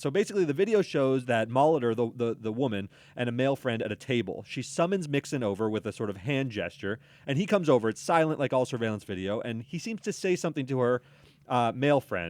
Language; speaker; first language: English; native; English